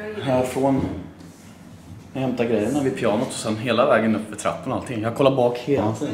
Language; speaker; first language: Swedish; native; Swedish